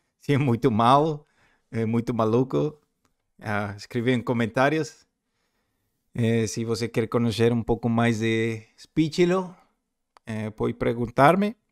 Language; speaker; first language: Portuguese; non-native, learner; Spanish